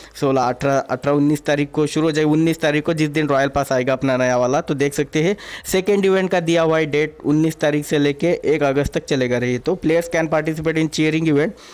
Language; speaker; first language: Hindi; non-native, local second language; Marathi